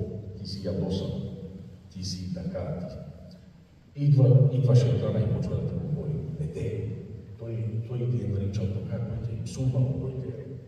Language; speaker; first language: Bulgarian; non-native, fluent; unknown